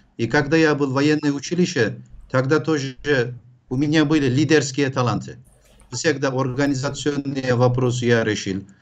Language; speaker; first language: Russian; non-native, fluent; Turkish